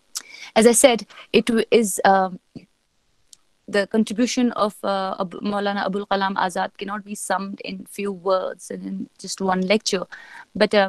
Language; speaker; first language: English; non-native, local second language; Kashmiri